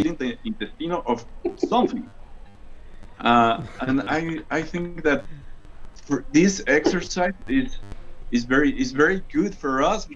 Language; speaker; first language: English; non-native, learner; Spanish